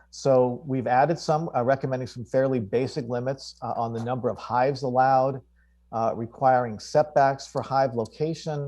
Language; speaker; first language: English; native; English